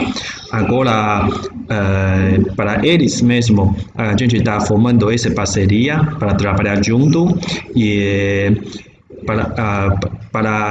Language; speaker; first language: Portuguese; non-native, learner; Chinese